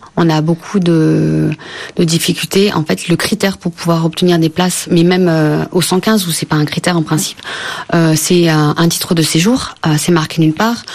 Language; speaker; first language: French; native; French